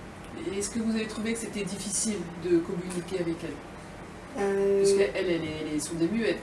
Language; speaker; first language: French; native; French